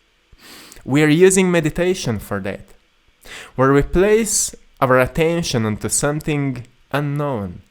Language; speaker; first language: English; non-native, fluent; Slovenian